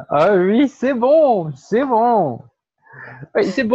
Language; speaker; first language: French; non-native, learner; Portuguese